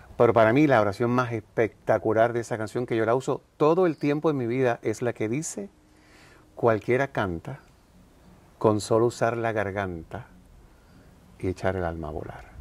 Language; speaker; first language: Spanish; native; Spanish